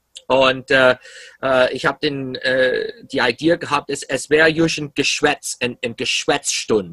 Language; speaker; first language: German; early bilingual, heritage; English